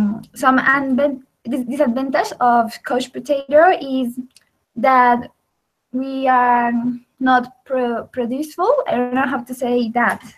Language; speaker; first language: English; non-native, learner; Spanish